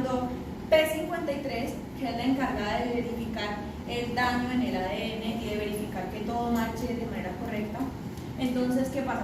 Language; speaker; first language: Spanish; native; Spanish